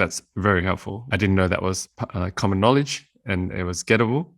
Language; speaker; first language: English; native; English